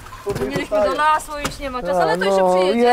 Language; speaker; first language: Polish; native; Polish